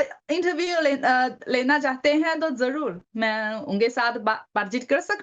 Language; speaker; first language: Hindi; non-native, learner; Chinese